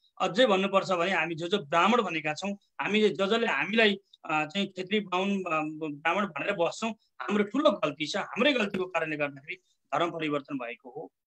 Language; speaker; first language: Nepali; native; Nepali